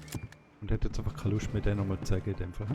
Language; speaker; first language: German; native; German